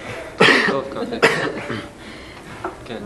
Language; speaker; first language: Hebrew; non-native, learner; German